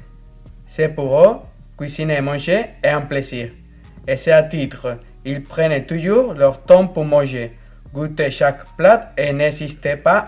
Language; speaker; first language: French; non-native, fluent; Spanish